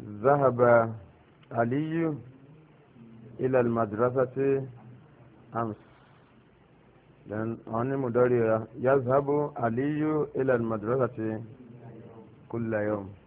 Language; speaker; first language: Arabic; non-native, fluent; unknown